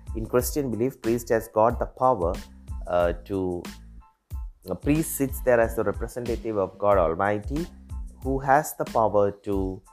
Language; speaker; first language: English; non-native, local second language; Malayalam